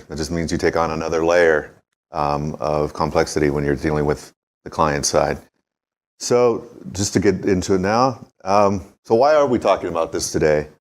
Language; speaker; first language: English; native; English